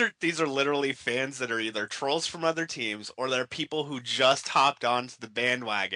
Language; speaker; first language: English; native; English